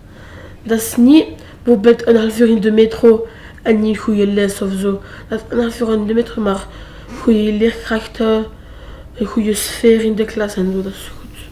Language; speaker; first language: Dutch; non-native, local second language; French